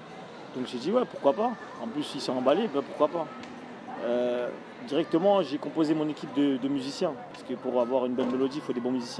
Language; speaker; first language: French; native; French